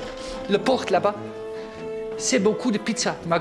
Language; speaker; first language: French; non-native, learner; Dutch